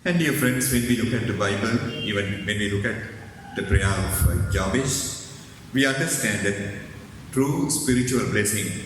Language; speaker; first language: English; non-native, local second language; Sinhala